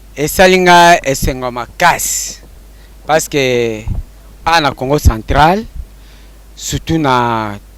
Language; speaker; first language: Lingala; non-native, local second language; Kongo